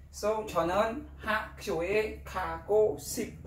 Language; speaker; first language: Korean; non-native, fluent; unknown